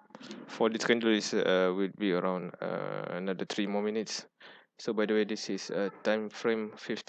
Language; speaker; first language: English; non-native, fluent; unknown